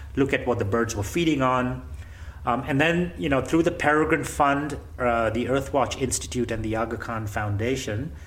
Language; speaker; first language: English; non-native, local second language; Gujarati